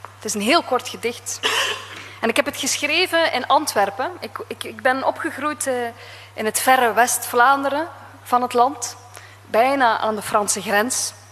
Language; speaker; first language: Dutch; native; Dutch